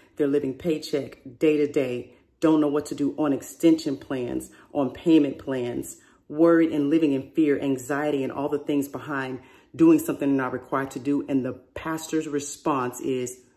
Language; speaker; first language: English; native; English